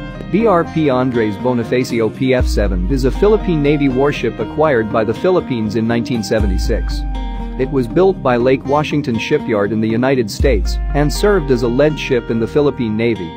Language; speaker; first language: English; non-native, local second language; Filipino